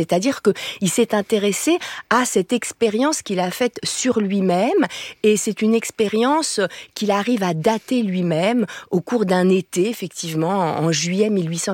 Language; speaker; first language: French; native; French